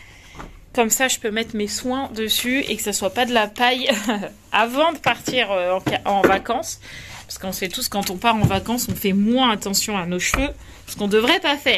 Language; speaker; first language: French; native; French